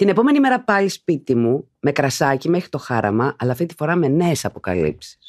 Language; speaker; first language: Greek; native; Greek